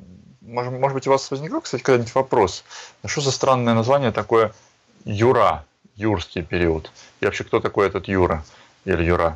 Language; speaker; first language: Russian; native; Russian